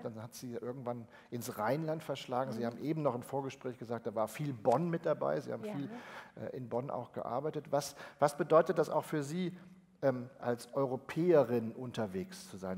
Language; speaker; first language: German; native; German